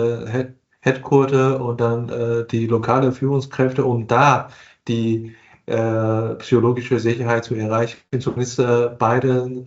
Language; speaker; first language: German; non-native, fluent; Chinese